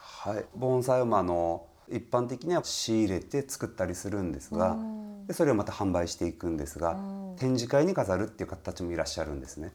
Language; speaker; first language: Japanese; native; Japanese